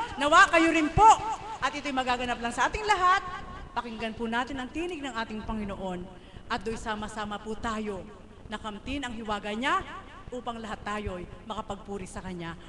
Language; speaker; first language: Filipino; non-native, local second language; Cebuano